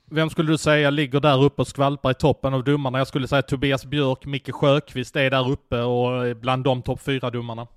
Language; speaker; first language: Swedish; native; Swedish